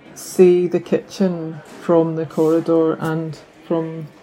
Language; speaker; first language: English; native; English